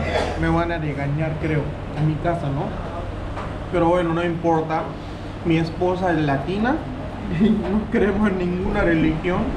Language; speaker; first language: Spanish; non-native, fluent; Hindi